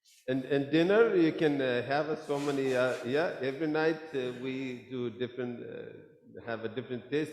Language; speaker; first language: English; non-native, local second language; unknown